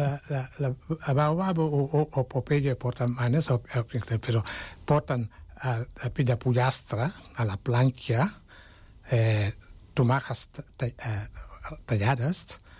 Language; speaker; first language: Catalan; non-native, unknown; Wolof